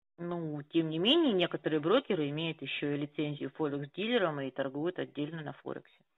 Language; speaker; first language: Russian; native; Russian